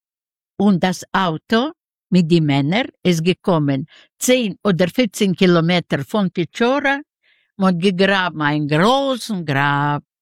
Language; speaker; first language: German; non-native, learner; Yiddish